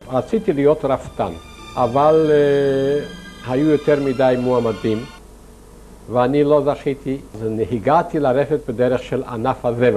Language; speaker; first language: Hebrew; non-native, fluent; Yiddish